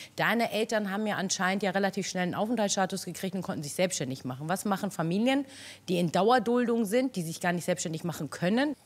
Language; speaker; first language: German; native; German